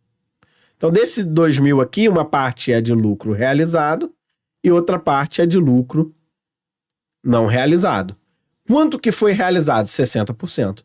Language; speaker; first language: Portuguese; native; Portuguese